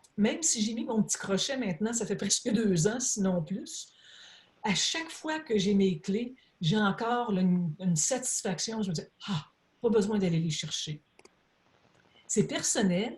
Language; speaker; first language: French; native; French